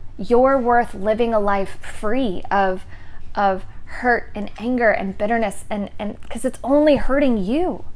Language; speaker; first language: English; native; English